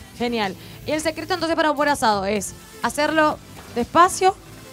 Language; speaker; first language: Spanish; native; Spanish